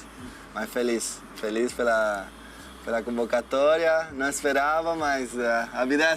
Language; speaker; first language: Portuguese; non-native, local second language; Spanish